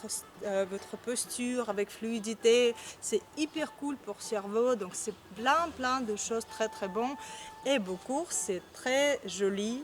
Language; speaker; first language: French; non-native, learner; Russian